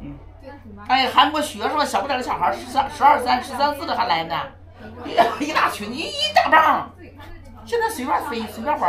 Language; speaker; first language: Chinese; native; Chinese